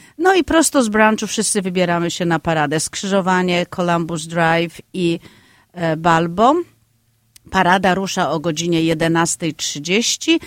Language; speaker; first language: Polish; native; Polish